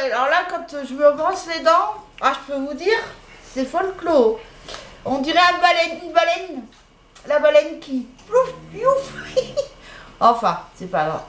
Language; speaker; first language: French; native; French